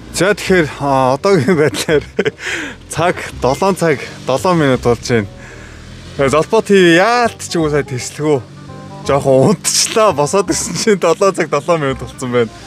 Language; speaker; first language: Mongolian; native; Mongolian